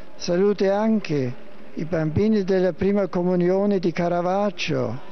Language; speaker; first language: Italian; non-native, fluent; German